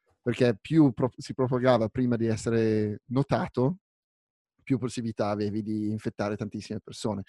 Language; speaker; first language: Italian; native; Italian